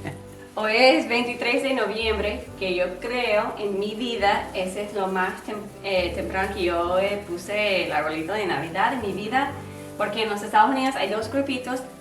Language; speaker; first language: Spanish; non-native, learner; English